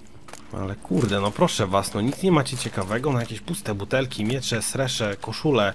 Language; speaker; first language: Polish; native; Polish